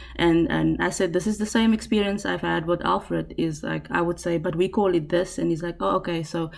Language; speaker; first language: English; non-native, local second language; Afrikaans